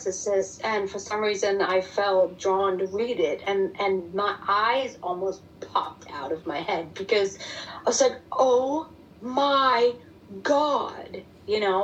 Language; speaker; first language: English; non-native, fluent; German